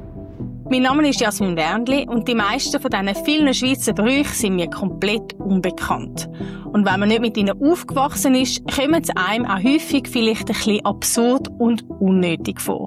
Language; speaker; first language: German; native; German